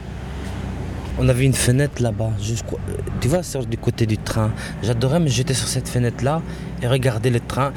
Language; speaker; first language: French; native; French